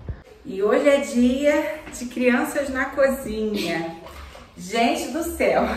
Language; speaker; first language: Portuguese; native; Portuguese